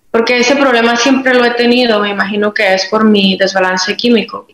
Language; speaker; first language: Spanish; native; Spanish